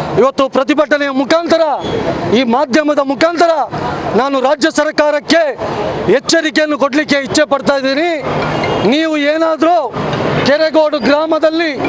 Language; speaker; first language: Kannada; native; Kannada